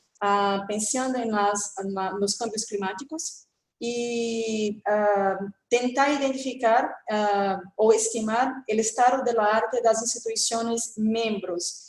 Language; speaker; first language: Spanish; non-native, fluent; Portuguese